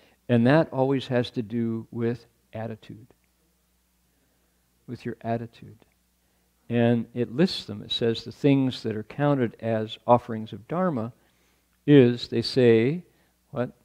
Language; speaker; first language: English; native; English